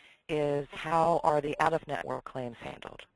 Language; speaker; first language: English; native; English